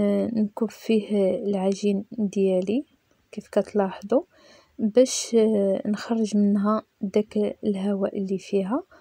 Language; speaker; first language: Arabic; native; Arabic